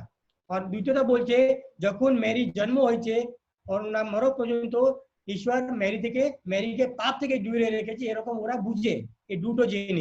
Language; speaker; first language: Bangla; non-native, learner; Hindi